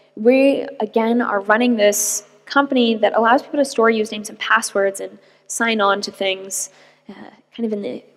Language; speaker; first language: English; native; English